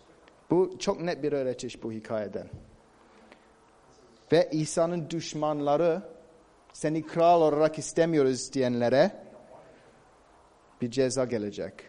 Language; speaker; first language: Turkish; non-native, fluent; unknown